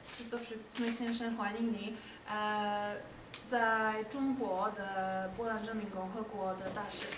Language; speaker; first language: Chinese; non-native, fluent; Polish